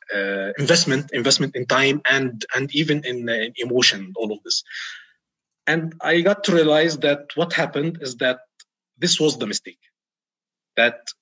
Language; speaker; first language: English; non-native, fluent; Arabic